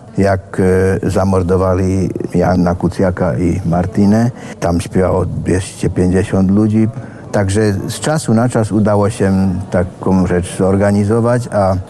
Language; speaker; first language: Polish; native; Polish